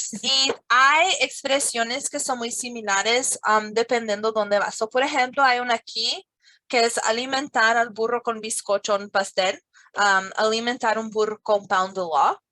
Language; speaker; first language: Spanish; non-native, fluent; English